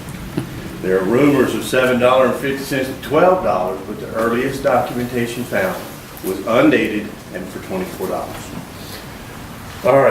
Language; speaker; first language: English; native; English